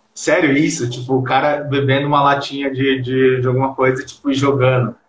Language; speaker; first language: Portuguese; early bilingual, heritage; Portuguese